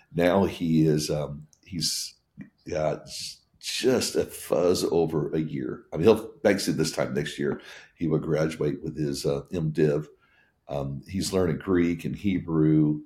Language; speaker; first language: English; native; English